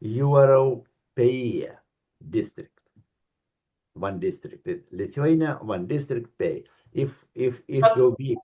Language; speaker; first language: English; non-native, learner; Lithuanian